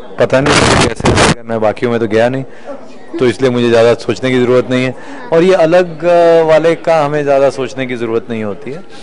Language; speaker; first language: Hindi; native; Hindi